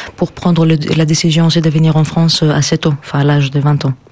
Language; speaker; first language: French; non-native, fluent; Greek